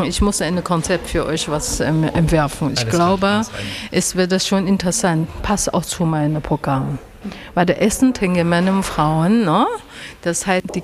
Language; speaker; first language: German; non-native, learner; Chinese